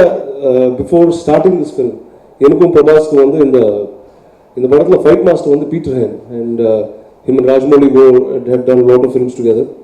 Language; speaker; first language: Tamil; non-native, local second language; Telugu